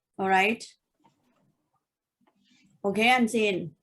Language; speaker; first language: English; non-native, fluent; Thai